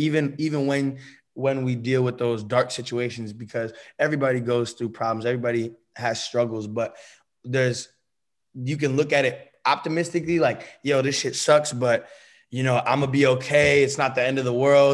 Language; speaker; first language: English; native; English